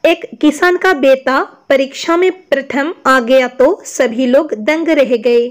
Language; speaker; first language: Hindi; non-native, local second language; Assamese